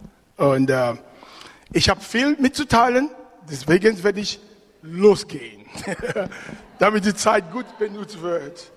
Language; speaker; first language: German; non-native, fluent; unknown